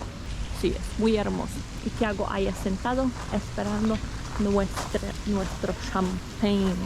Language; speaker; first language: Spanish; non-native, fluent; Portuguese